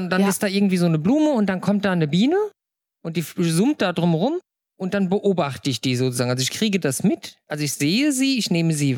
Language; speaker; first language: German; native; German